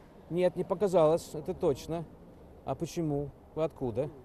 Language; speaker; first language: Russian; non-native, fluent; English